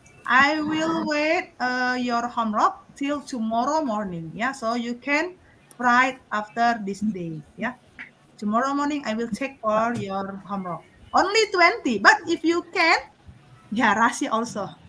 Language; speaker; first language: English; non-native, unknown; Indonesian